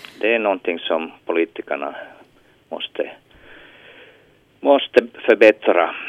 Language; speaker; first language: Swedish; non-native, local second language; Finnish